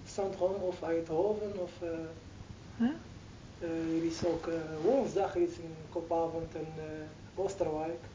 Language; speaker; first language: Dutch; non-native, learner; Arabic